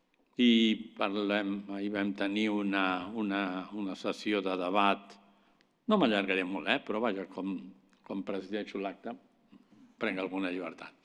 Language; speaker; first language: Catalan; native; Catalan